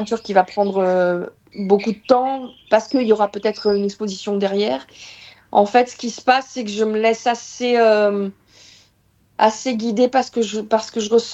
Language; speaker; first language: French; native; French